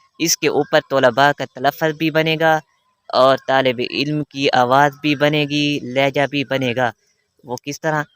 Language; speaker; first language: Urdu; non-native, local second language; Baluchi